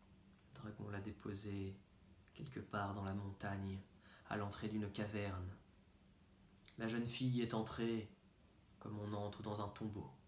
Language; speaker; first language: French; native; French